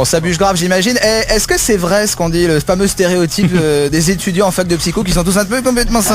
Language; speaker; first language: French; native; French